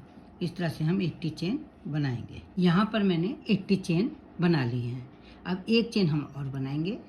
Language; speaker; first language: Hindi; native; Hindi